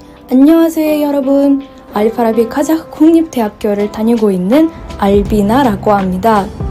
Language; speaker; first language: Korean; non-native, fluent; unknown